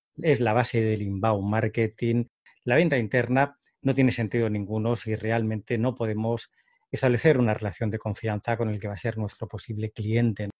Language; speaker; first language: Spanish; native; Spanish